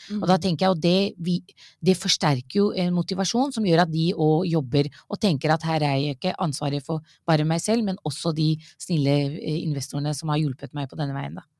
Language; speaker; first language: Norwegian; early bilingual, other home language; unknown